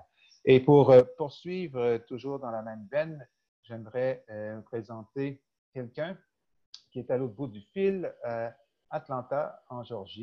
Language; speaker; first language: French; native; French